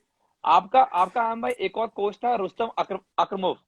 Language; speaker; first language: Hindi; native; Hindi